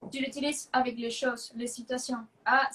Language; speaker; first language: French; non-native, fluent; Spanish